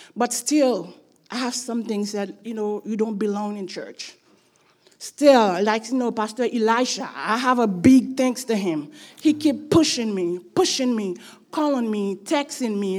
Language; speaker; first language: English; non-native, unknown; Haitian Creole